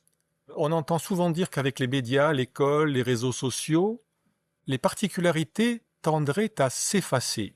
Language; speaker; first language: French; native; French